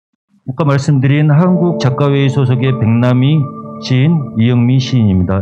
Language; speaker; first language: Korean; native; Korean